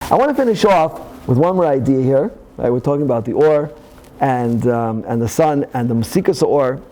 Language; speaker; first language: English; native; English